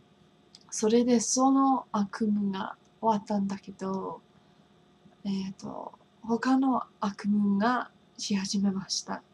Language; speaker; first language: Japanese; non-native, fluent; English